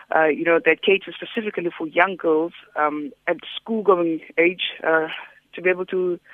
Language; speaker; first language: English; non-native, local second language; Xhosa